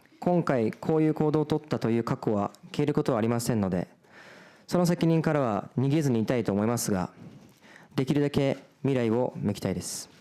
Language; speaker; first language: Japanese; early bilingual, other home language; Portuguese